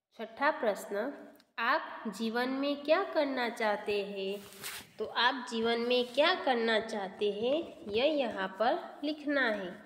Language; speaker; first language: Hindi; non-native, local second language; Gujarati